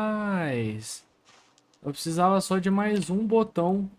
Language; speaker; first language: Portuguese; native; Portuguese